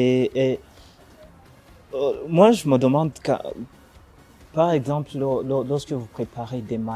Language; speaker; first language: French; non-native, local second language; Rundi